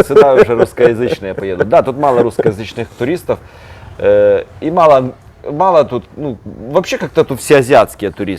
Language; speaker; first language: Russian; native; Russian